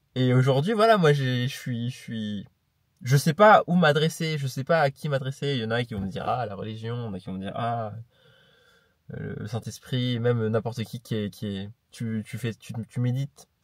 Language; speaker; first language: French; native; French